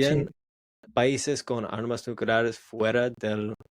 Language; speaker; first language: Spanish; non-native, learner; English